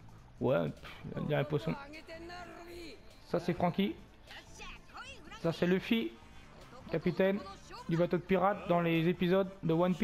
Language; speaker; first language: French; native; French